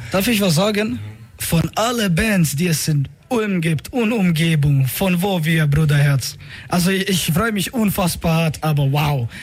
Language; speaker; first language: German; early bilingual, other home language; Croatian